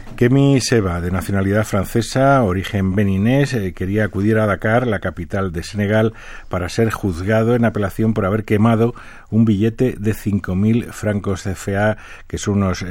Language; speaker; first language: Spanish; native; Spanish